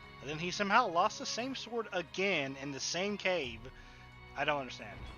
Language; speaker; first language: English; native; English